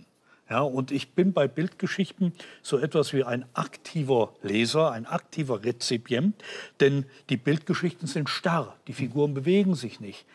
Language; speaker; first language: German; native; German